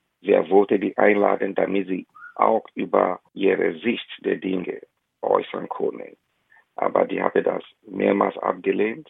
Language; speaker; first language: German; non-native, fluent; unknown